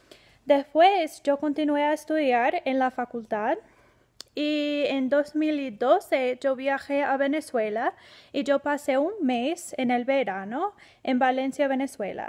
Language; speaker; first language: Spanish; non-native, fluent; English